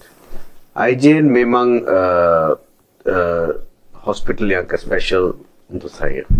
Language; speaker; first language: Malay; non-native, local second language; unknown